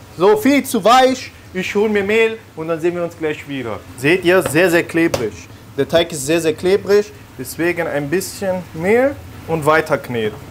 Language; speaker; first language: German; early bilingual, other home language; Italian